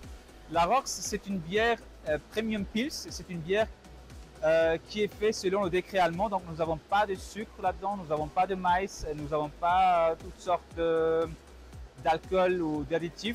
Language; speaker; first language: French; non-native, local second language; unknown